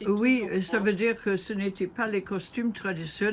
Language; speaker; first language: French; non-native, learner; English